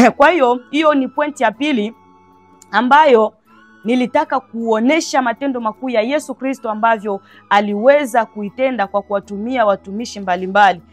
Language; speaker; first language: Swahili; non-native, local second language; Bembe